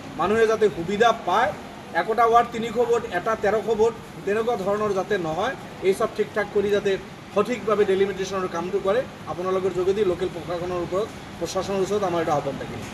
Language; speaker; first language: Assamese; non-native, local second language; Bangla